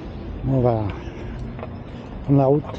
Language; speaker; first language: French; native; French